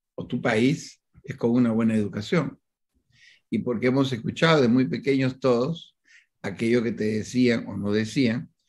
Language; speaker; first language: Spanish; native; Spanish